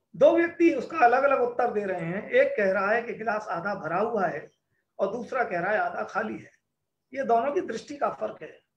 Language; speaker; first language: Hindi; native; Hindi